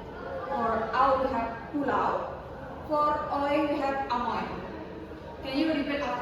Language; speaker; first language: English; non-native, learner; Indonesian